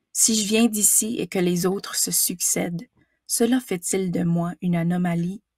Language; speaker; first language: French; native; French